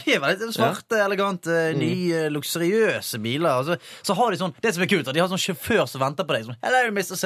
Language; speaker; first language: Norwegian; native; Norwegian